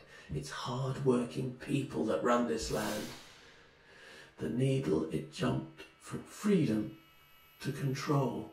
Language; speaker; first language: English; native; English